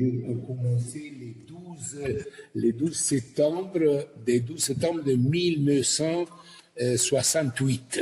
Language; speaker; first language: French; non-native, learner; Italian